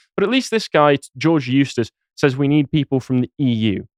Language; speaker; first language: English; native; English